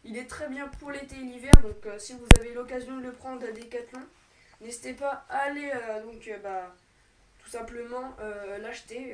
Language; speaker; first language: French; native; French